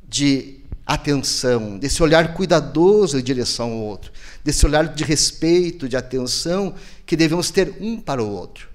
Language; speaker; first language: Portuguese; native; Portuguese